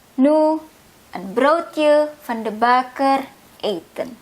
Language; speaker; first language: Dutch; non-native, fluent; Indonesian